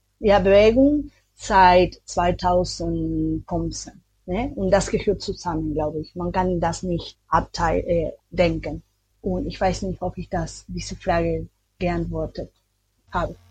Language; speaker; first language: German; non-native, learner; Spanish